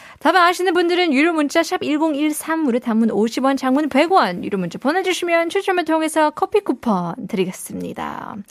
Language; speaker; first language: Korean; native; Korean